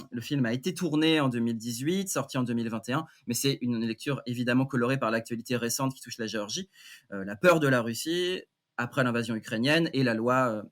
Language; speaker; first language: French; native; French